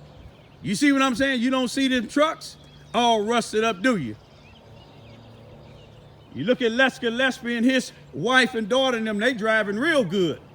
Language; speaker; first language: English; native; English